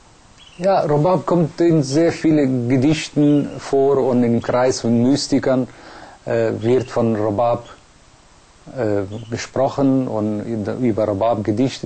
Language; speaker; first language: German; non-native, fluent; Persian